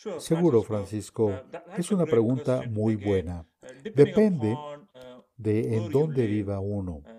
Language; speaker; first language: Spanish; non-native, fluent; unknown